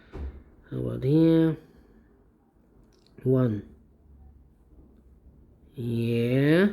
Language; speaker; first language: English; non-native, fluent; Dutch